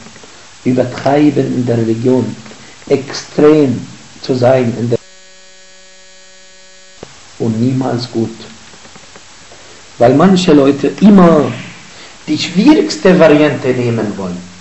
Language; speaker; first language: German; non-native, fluent; Arabic